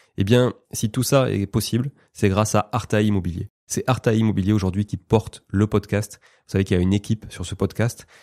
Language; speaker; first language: French; native; French